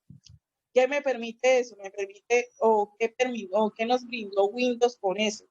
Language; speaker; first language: Spanish; native; Spanish